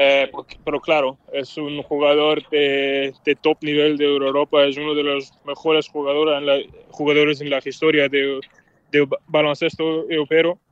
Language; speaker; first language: Spanish; non-native, fluent; Danish